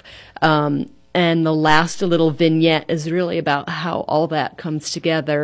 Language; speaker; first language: English; native; English